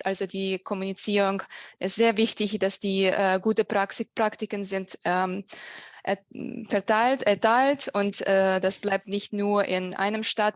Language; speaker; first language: German; non-native, fluent; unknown